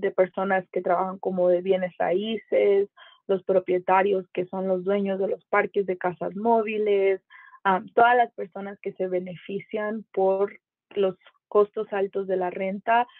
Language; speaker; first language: Spanish; native; Spanish